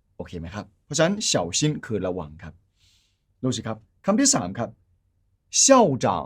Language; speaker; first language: Thai; non-native, fluent; Chinese